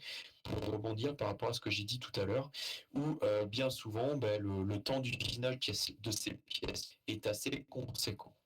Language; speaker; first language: French; native; French